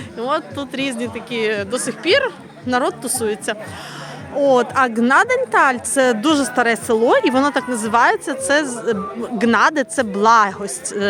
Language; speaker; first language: Ukrainian; native; Ukrainian